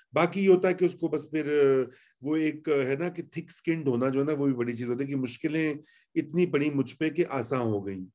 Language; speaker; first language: Urdu; native; Urdu